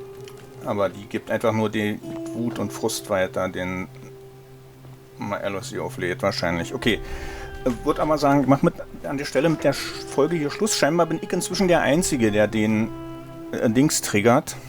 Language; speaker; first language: German; native; German